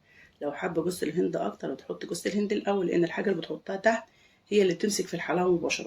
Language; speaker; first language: Arabic; native; Arabic